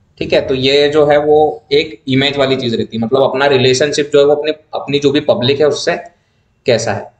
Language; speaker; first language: Hindi; native; Hindi